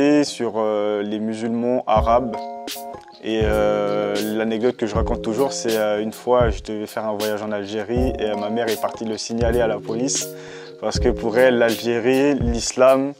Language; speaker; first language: French; native; French